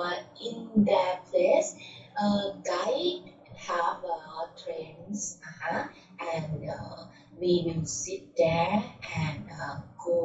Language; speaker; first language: English; non-native, learner; Thai